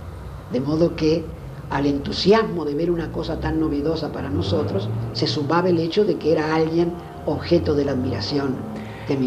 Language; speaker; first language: Spanish; native; Spanish